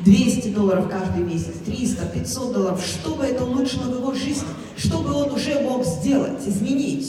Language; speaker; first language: Russian; native; Russian